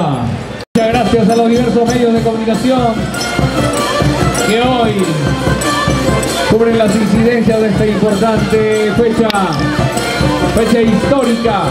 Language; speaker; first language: Spanish; native; Spanish